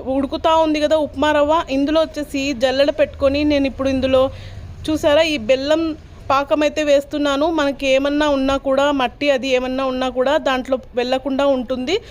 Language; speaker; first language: Telugu; non-native, local second language; Urdu